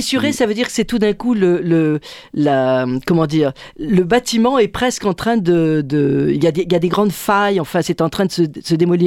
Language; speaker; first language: French; native; French